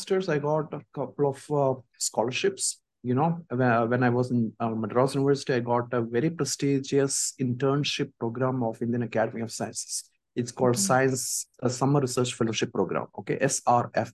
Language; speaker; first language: English; non-native, local second language; Malayalam